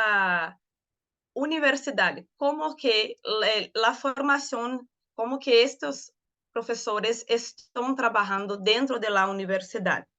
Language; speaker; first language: Spanish; non-native, learner; Portuguese